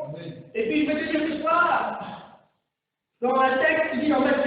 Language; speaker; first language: French; native; French